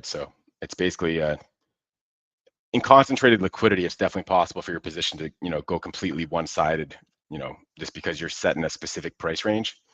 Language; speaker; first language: English; native; English